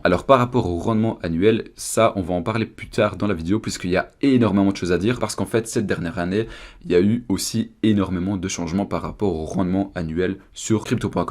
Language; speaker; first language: French; native; French